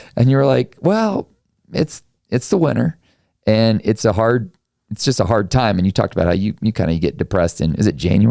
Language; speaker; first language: English; native; English